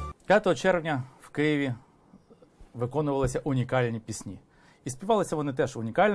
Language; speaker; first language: Ukrainian; native; Ukrainian